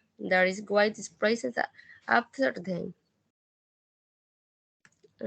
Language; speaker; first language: English; non-native, fluent; Spanish